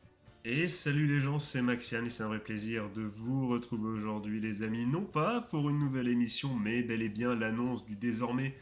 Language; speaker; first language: French; native; French